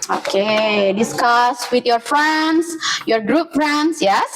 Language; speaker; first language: English; non-native, learner; Indonesian